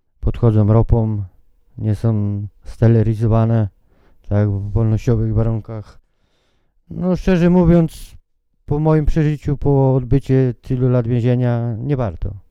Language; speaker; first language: Polish; native; Polish